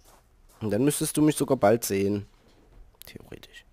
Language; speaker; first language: German; native; German